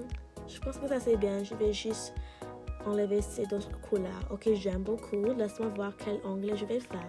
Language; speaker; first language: French; non-native, learner; English